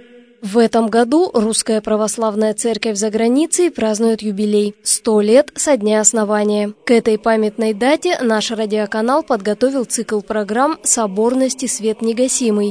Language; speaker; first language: Russian; native; Russian